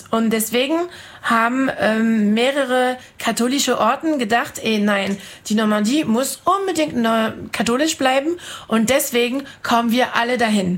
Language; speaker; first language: German; non-native, fluent; French